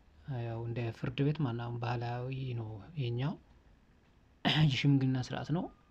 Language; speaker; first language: English; non-native, fluent; Amharic